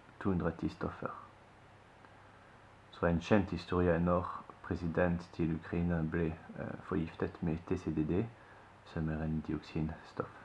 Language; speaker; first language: Norwegian; non-native, fluent; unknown